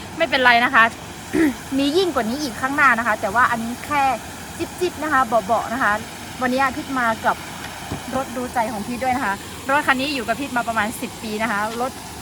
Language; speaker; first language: Thai; non-native, local second language; Karen languages